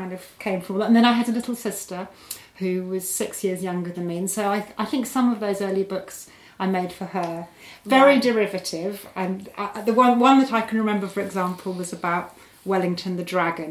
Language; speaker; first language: English; native; English